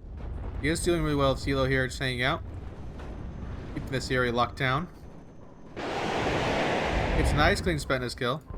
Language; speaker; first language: English; native; English